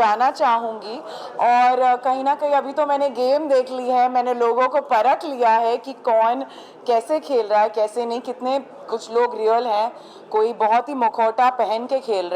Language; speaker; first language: Hindi; native; Hindi